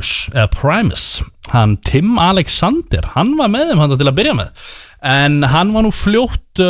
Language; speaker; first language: Icelandic; native; Icelandic